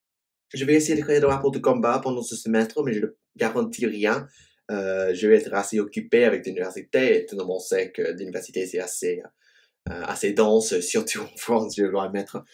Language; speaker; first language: French; non-native, fluent; English